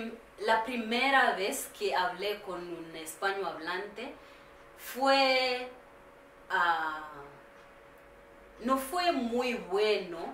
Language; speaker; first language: Spanish; non-native, learner; Swahili